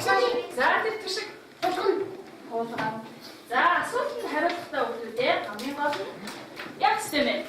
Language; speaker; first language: Mongolian; native; Mongolian